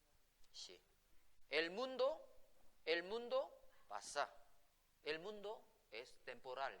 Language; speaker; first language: Spanish; non-native, fluent; Korean